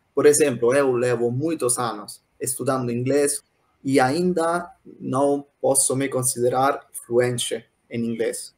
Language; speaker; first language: Portuguese; non-native, fluent; Italian